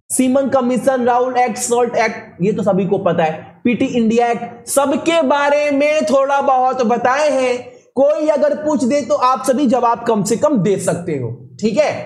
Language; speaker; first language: Hindi; native; Hindi